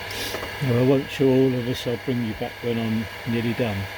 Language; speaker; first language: English; native; English